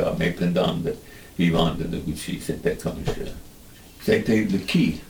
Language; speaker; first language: French; non-native, learner; English